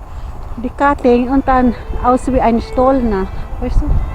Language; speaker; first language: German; non-native, learner; Filipino